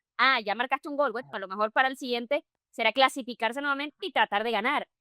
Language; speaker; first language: Spanish; native; Spanish